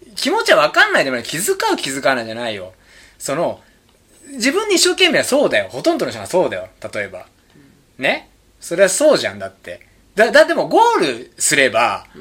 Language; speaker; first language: Japanese; native; Japanese